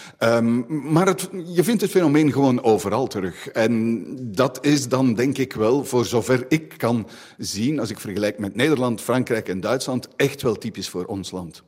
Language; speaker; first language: Dutch; native; Dutch